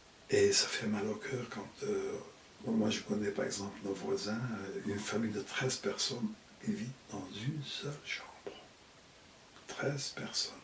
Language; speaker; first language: French; non-native, fluent; Arabic